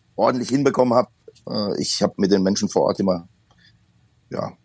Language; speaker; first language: German; early bilingual, other home language; Polish